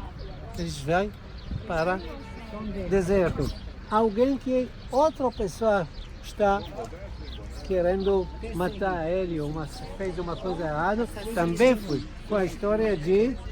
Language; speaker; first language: Portuguese; non-native, learner; Hebrew